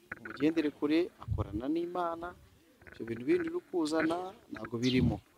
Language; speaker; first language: Kinyarwanda; native; Kinyarwanda